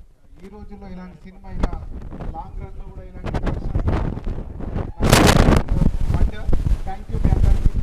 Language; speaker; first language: Telugu; native; Telugu